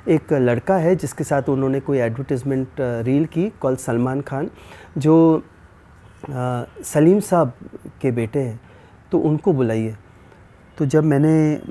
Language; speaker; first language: Hindi; native; Hindi